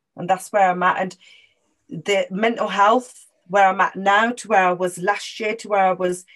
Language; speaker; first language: English; native; English